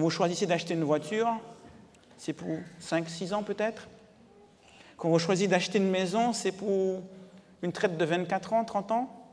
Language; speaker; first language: French; native; French